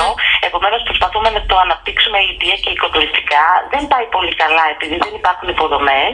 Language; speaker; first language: Greek; native; Greek